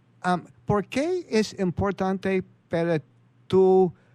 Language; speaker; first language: Spanish; non-native, learner; English